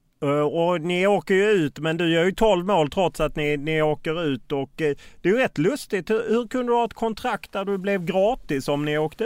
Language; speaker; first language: Swedish; native; Swedish